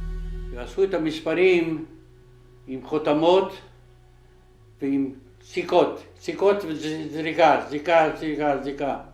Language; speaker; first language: Hebrew; non-native, fluent; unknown